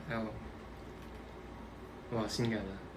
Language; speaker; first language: Korean; non-native, fluent; Japanese